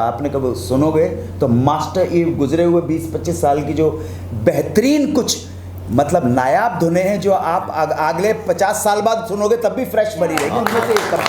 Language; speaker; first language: Hindi; native; Hindi